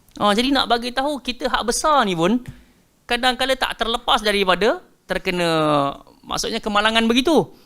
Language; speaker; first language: Malay; native; Malay